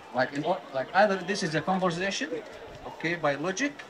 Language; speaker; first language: English; non-native, fluent; Arabic